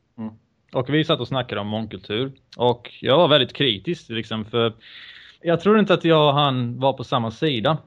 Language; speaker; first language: Swedish; early bilingual, other home language; Bosnian